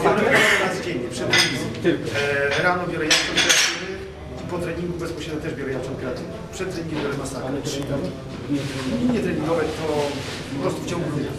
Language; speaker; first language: Polish; native; Polish